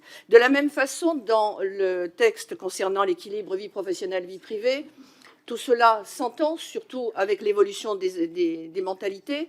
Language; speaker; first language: French; native; French